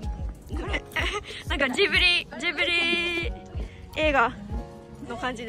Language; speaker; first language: Japanese; non-native, fluent; English